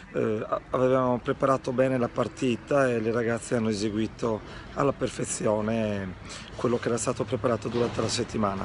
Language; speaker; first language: Italian; native; Italian